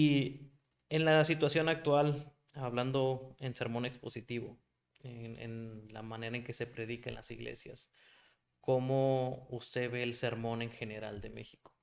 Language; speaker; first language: Spanish; native; Spanish